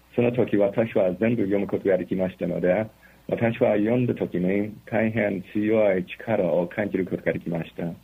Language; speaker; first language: Japanese; non-native, fluent; English